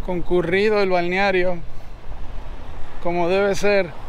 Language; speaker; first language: Spanish; native; Spanish